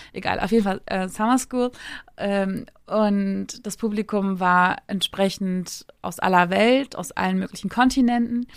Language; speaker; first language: German; early bilingual, other home language; Turkish